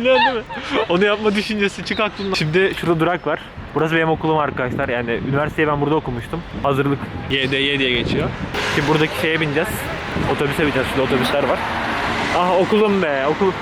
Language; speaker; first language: Turkish; native; Turkish